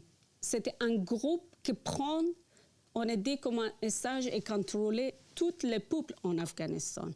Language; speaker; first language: French; non-native, learner; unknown